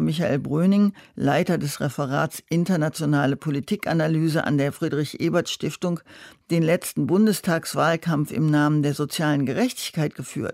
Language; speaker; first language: German; native; German